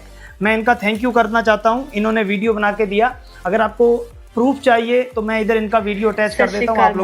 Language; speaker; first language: Hindi; native; Hindi